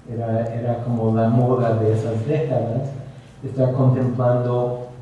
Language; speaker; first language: Spanish; non-native, fluent; English